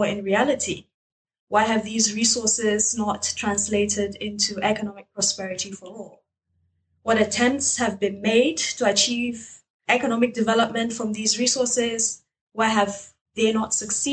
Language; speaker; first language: English; non-native, local second language; Hausa